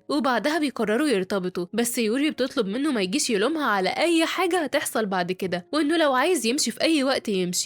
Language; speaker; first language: Arabic; native; Arabic